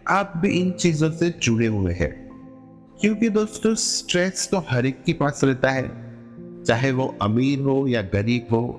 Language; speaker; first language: Hindi; non-native, local second language; Gujarati